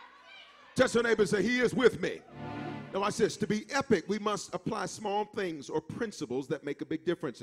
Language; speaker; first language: English; native; English